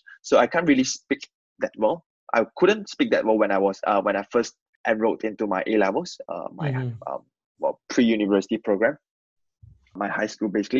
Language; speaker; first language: English; non-native, local second language; Chinese